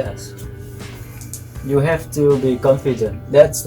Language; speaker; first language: English; non-native, learner; Indonesian